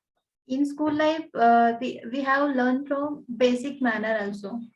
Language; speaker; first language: English; non-native, learner; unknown